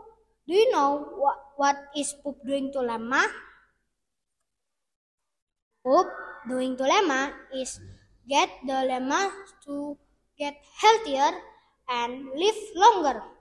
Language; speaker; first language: English; non-native, learner; Indonesian